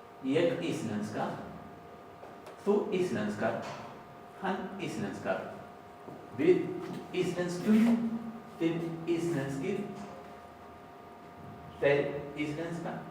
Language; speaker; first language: Icelandic; non-native, learner; Spanish